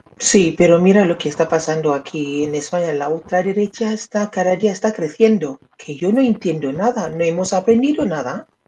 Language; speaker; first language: Spanish; native; Spanish